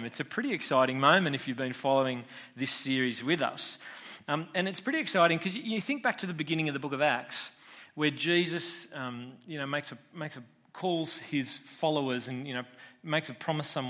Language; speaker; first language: English; native; English